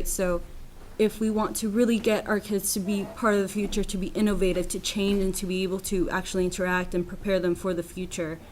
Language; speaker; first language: English; non-native, fluent; Spanish